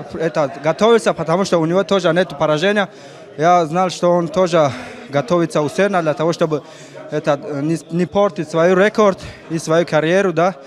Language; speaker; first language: Russian; non-native, fluent; Tajik